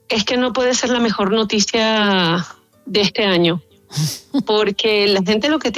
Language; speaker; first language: Spanish; native; Spanish